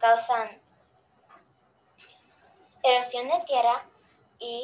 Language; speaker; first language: Spanish; early bilingual, heritage; Spanish